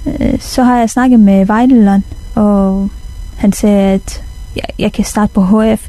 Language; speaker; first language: Danish; non-native, fluent; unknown